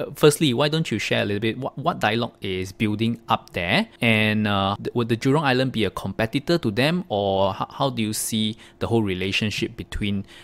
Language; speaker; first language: English; non-native, local second language; Chinese